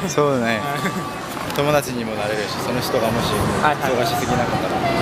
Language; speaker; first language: Japanese; non-native, fluent; Korean